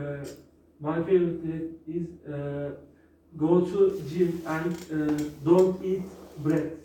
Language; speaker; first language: English; non-native, learner; Turkish